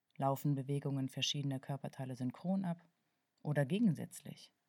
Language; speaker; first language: German; native; German